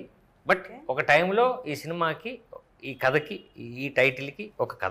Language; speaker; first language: Telugu; native; Telugu